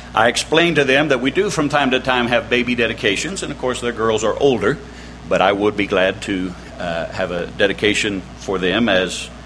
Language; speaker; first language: English; native; English